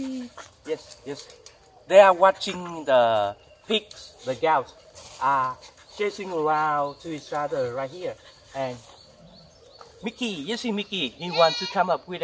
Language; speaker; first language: English; non-native, learner; Vietnamese